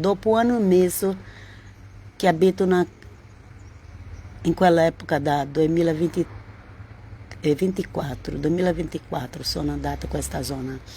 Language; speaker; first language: Italian; non-native, learner; Portuguese